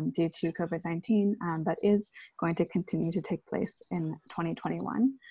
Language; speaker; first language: English; early bilingual, other home language; Chinese